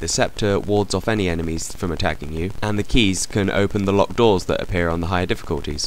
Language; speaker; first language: English; native; English